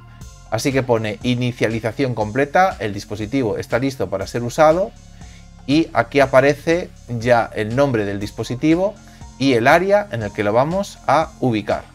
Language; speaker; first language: Spanish; native; Spanish